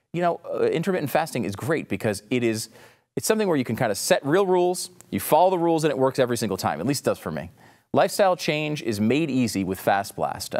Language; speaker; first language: English; native; English